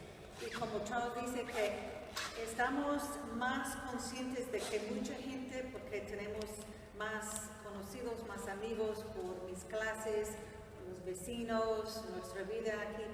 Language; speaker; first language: Spanish; non-native, fluent; English